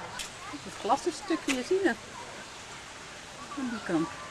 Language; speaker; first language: Dutch; native; Dutch